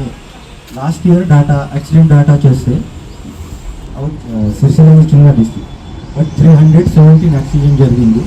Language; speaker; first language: Telugu; non-native, learner; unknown